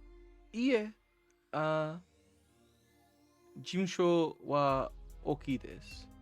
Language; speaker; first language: Japanese; non-native, learner; English